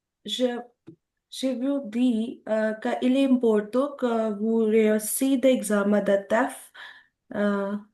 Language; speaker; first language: French; non-native, learner; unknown